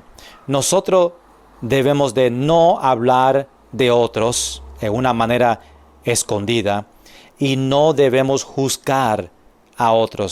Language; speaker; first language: Spanish; non-native, fluent; English